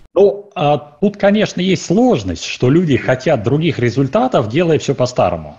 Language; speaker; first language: Russian; native; Russian